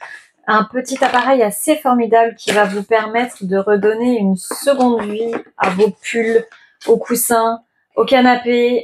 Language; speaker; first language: French; native; French